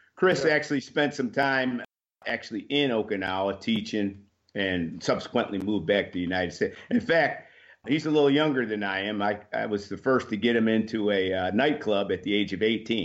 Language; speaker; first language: English; native; English